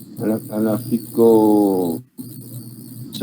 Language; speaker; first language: Portuguese; non-native, learner; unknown